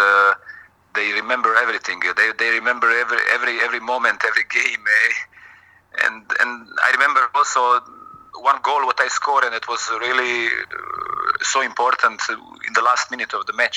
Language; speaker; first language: English; non-native, fluent; Croatian